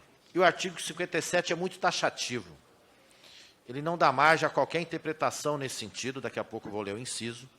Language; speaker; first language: Portuguese; native; Portuguese